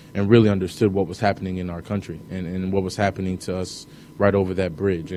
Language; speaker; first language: English; native; English